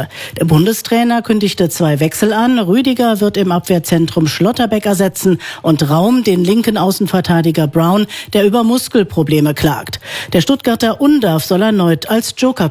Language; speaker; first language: German; native; German